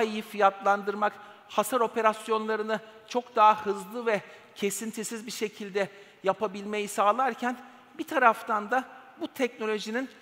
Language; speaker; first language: Turkish; native; Turkish